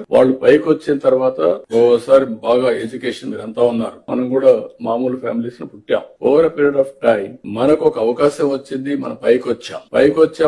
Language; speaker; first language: Telugu; native; Telugu